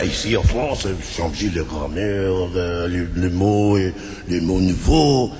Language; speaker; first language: French; non-native, learner; English